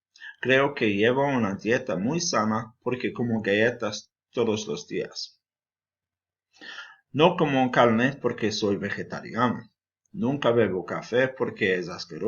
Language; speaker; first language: Spanish; non-native, fluent; English